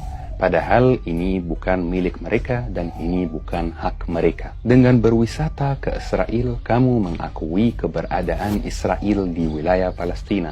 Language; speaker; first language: Indonesian; non-native, fluent; Arabic